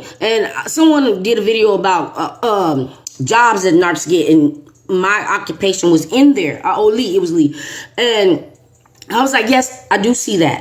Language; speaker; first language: English; native; English